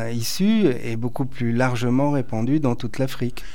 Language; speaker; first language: French; native; French